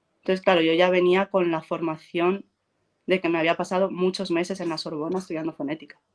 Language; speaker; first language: Spanish; native; Spanish